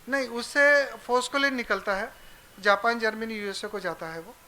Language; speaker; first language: Hindi; non-native, local second language; Marathi